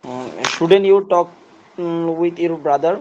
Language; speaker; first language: English; non-native, learner; Bangla